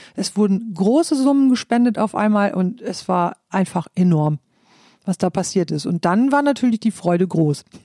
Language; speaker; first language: German; native; German